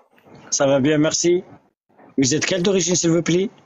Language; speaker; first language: French; non-native, learner; Arabic